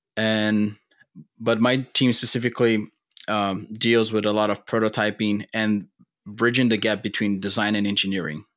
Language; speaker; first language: English; non-native, fluent; Portuguese